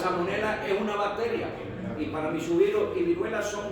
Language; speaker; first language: Spanish; native; Spanish